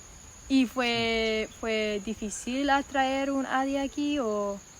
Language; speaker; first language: Spanish; non-native, learner; English